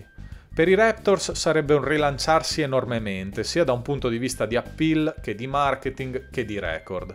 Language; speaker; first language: Italian; native; Italian